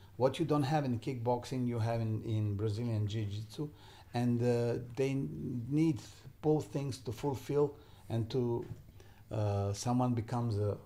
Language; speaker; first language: English; non-native, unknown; Serbian